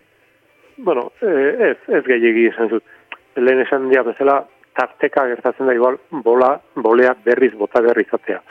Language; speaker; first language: Basque; native; Basque